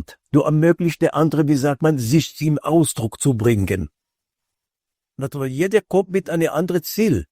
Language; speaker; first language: German; non-native, fluent; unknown